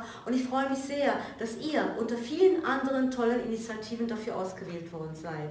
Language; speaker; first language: German; native; German